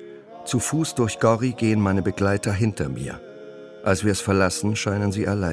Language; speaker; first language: German; native; German